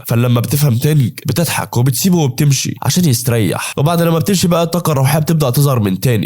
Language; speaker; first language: Arabic; native; Arabic